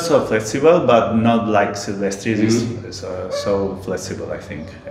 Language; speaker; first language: English; non-native, learner; Spanish